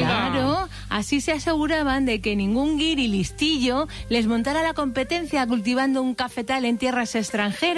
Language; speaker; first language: Spanish; native; Spanish